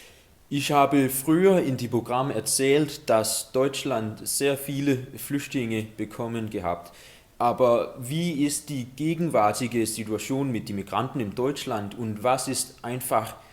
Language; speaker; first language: German; non-native, learner; Danish